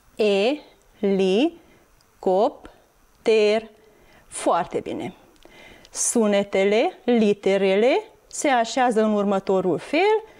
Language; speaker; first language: Romanian; non-native, local second language; Hungarian